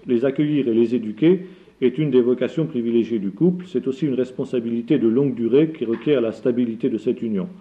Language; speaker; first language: French; native; French